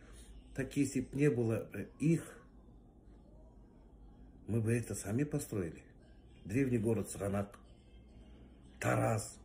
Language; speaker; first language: Russian; non-native, local second language; Kazakh